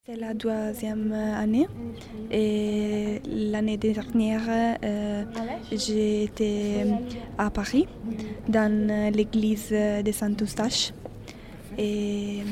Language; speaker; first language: French; non-native, learner; Italian